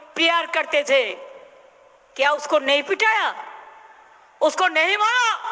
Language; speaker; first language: Hindi; non-native, local second language; Bangla